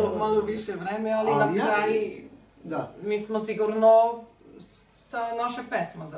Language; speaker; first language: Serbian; non-native, learner; German